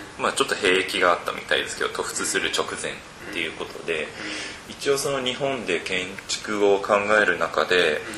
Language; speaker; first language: Japanese; native; Japanese